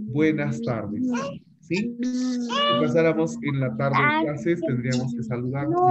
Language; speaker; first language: Spanish; native; Spanish